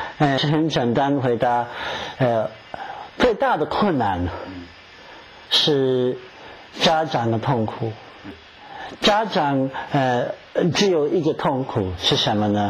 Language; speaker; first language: Chinese; non-native, fluent; English